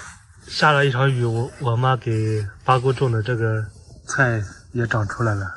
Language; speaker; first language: Chinese; native; Chinese